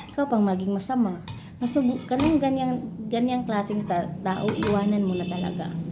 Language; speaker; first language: Filipino; non-native, local second language; Cebuano